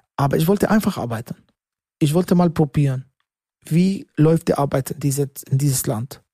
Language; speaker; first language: German; non-native, fluent; Arabic